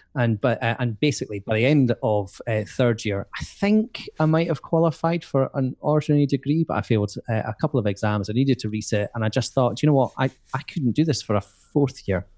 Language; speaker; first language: English; native; English